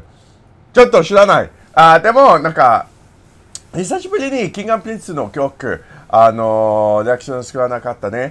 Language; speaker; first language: Japanese; non-native, learner; English